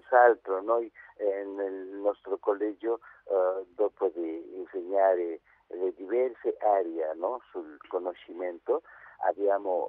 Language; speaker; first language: Italian; non-native, fluent; Spanish